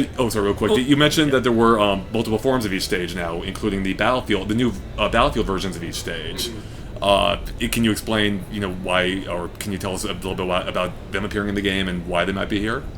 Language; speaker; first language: English; native; English